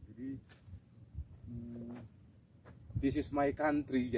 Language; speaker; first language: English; non-native, learner; Indonesian